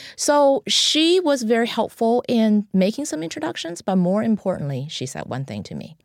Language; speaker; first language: English; non-native, fluent; Chinese